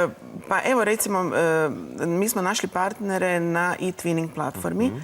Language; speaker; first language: Croatian; native; Croatian